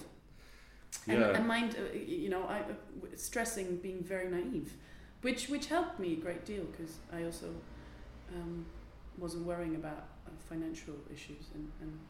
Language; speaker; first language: English; non-native, fluent; Dutch